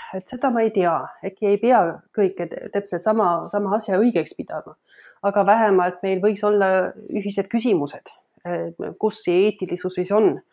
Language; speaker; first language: Estonian; non-native, fluent; German